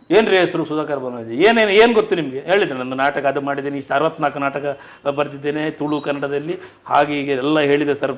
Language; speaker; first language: Kannada; non-native, local second language; Tulu